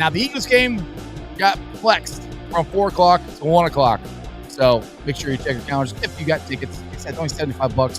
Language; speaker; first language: English; native; English